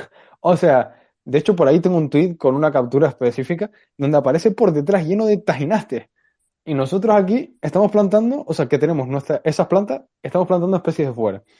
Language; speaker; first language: Spanish; native; Spanish